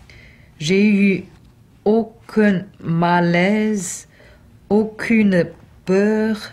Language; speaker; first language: French; non-native, learner; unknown